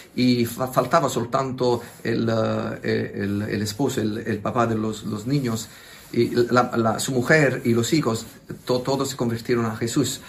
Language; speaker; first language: Spanish; non-native, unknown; Italian